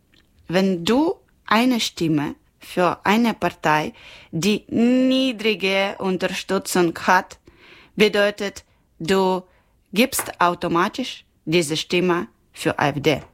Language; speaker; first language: German; non-native, learner; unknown